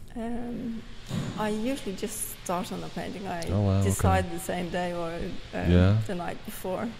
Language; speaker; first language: English; non-native, fluent; Norwegian